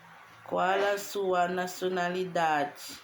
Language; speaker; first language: Portuguese; non-native, learner; Haitian Creole